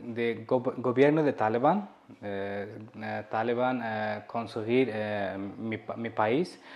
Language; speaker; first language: Spanish; non-native, learner; Persian